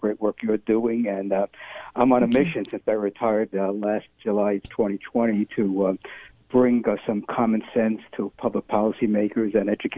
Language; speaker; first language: English; native; English